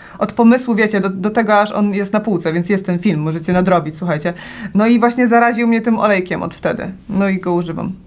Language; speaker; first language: Polish; native; Polish